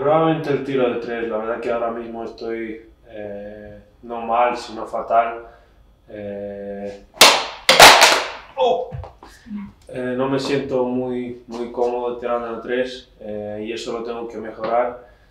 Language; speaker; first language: Spanish; non-native, fluent; Slovenian